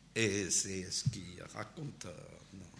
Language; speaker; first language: Spanish; non-native, learner; French